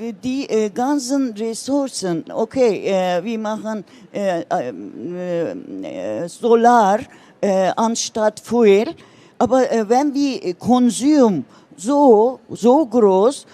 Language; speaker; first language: German; non-native, learner; Turkish